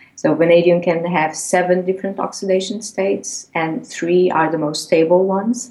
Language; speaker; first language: English; non-native, fluent; Portuguese